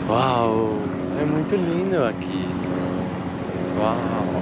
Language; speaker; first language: Portuguese; non-native, learner; German